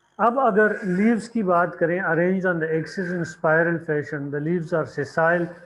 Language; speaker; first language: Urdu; non-native, local second language; Pashto